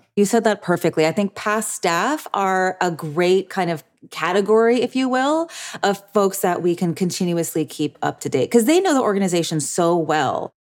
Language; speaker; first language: English; native; English